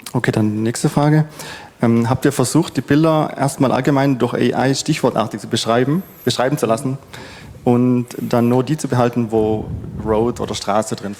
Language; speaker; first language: German; native; German